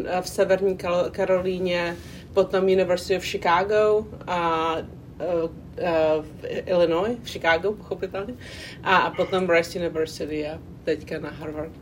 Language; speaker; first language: Czech; non-native, local second language; English